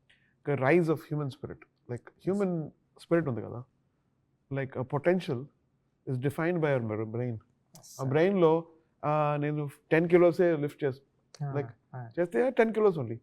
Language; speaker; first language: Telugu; non-native, learner; Tamil